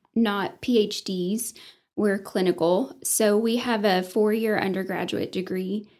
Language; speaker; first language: English; native; English